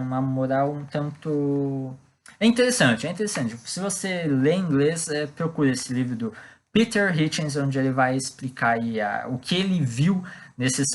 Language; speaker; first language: Portuguese; native; Portuguese